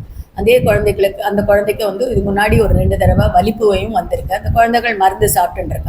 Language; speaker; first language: Tamil; native; Tamil